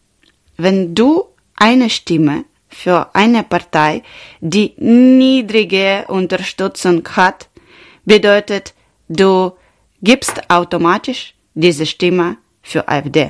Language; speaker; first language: German; non-native, learner; Ukrainian